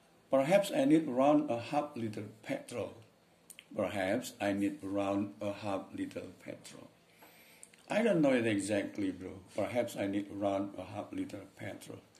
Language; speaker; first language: English; non-native, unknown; Indonesian